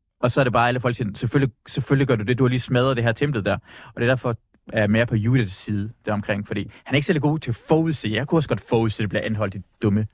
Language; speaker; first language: Danish; early bilingual, other home language; Persian